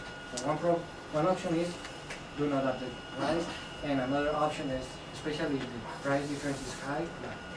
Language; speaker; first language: English; non-native, fluent; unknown